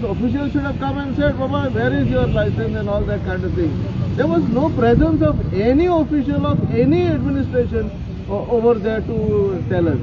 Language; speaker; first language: English; non-native, local second language; Konkani